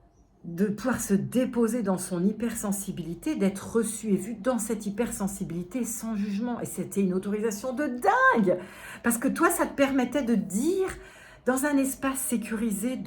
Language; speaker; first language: French; native; French